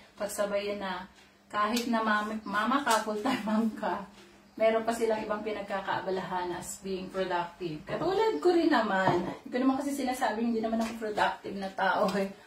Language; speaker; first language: Filipino; native; Filipino